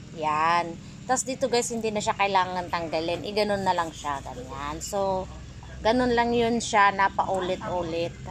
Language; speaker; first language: Filipino; non-native, local second language; Iloko